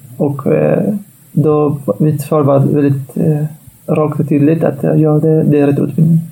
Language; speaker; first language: Swedish; non-native, fluent; Arabic